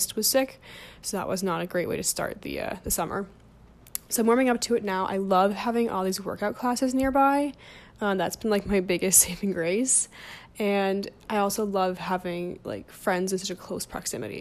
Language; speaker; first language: English; native; English